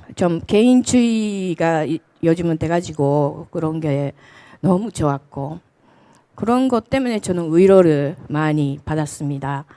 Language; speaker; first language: Korean; non-native, fluent; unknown